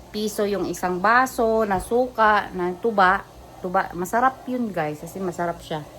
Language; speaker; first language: Filipino; non-native, local second language; Cebuano